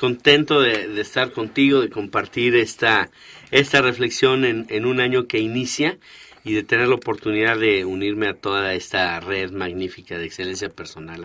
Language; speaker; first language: Spanish; native; Spanish